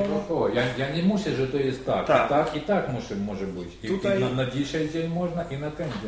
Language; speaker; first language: Polish; non-native, learner; Russian